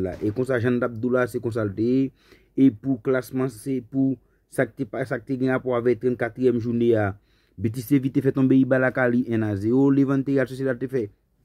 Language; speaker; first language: French; non-native, learner; Haitian Creole